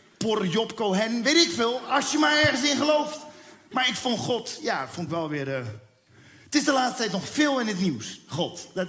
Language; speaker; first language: Dutch; early bilingual, other home language; Spanish